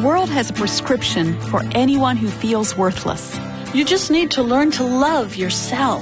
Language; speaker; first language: English; native; English